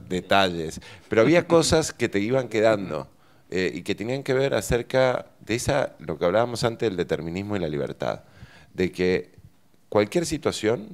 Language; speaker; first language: Spanish; native; Spanish